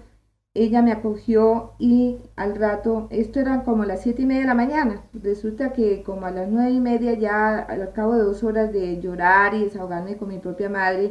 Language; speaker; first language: Spanish; native; Spanish